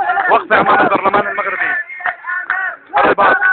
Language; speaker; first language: Arabic; native; Arabic